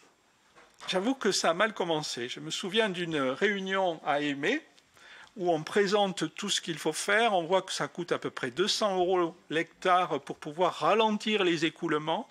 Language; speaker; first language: French; native; French